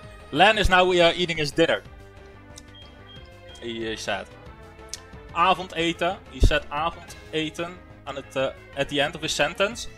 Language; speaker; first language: English; early bilingual, other home language; Dutch